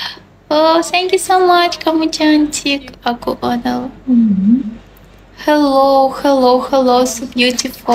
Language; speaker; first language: English; non-native, learner; Russian